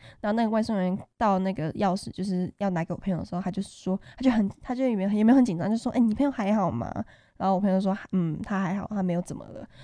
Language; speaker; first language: Chinese; native; Chinese